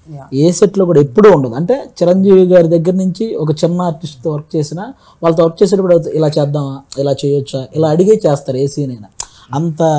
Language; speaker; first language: Telugu; native; Telugu